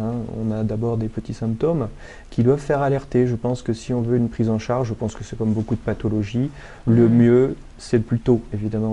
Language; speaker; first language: French; native; French